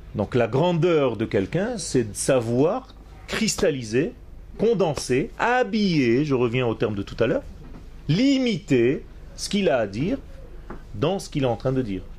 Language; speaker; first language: French; non-native, fluent; Hebrew